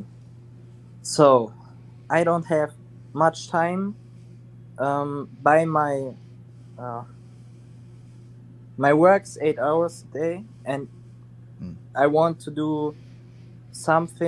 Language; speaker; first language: English; non-native, learner; German